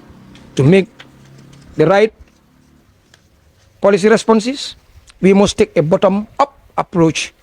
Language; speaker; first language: English; non-native, local second language; Fula